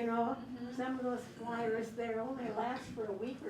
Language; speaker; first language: English; native; English